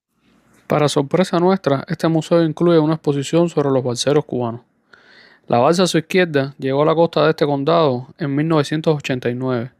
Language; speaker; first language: Spanish; native; Spanish